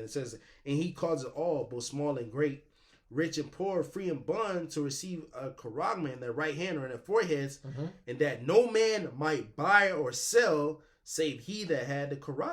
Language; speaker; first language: English; native; English